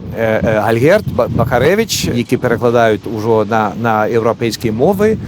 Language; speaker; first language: Belarusian; non-native, fluent; Swedish